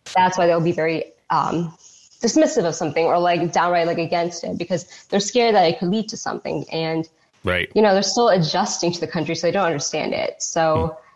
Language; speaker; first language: English; native; English